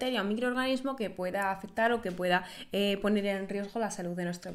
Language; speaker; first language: Spanish; native; Spanish